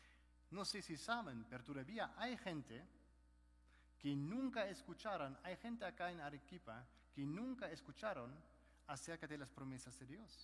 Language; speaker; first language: Spanish; non-native, fluent; German